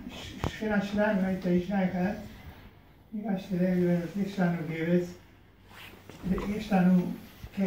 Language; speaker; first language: Hebrew; early bilingual, other home language; Hungarian